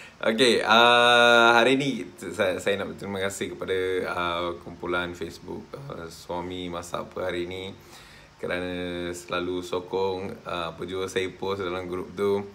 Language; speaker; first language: Malay; non-native, local second language; Tamil